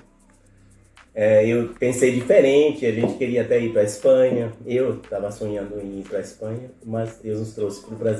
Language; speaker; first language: Portuguese; non-native, fluent; Spanish